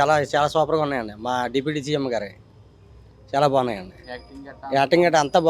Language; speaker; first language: Telugu; native; Telugu